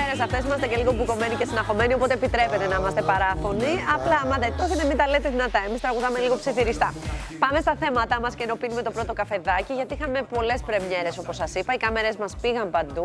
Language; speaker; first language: Greek; native; Greek